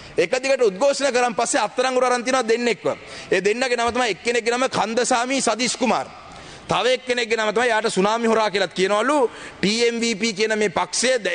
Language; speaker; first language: Sinhala; non-native, local second language; Tamil